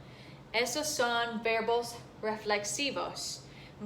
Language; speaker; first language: Spanish; non-native, fluent; English